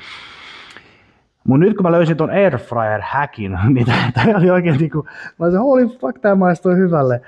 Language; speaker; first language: Finnish; native; Finnish